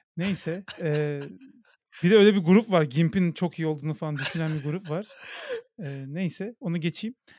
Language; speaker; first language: Turkish; native; Turkish